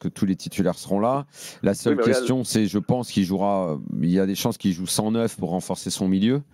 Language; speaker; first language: French; native; French